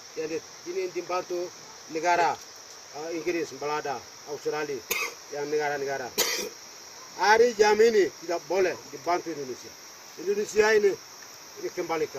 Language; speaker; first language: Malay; non-native, local second language; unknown